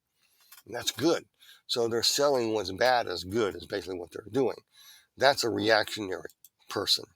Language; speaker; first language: English; native; English